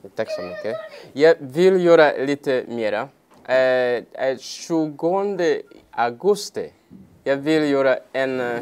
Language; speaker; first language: Swedish; non-native, learner; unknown